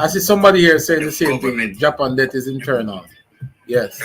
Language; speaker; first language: English; native; English